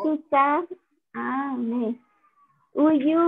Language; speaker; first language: Korean; non-native, learner; Spanish